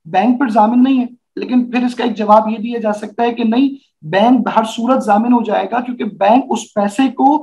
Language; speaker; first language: Urdu; native; Urdu